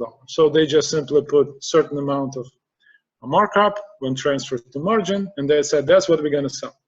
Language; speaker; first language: English; non-native, fluent; Russian